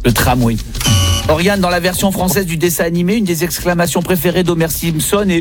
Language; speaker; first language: French; native; French